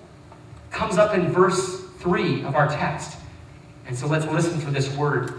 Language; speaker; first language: English; native; English